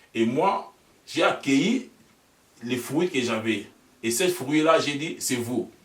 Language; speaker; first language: French; non-native, local second language; Lingala